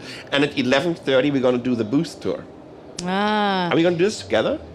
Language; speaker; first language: English; non-native, fluent; German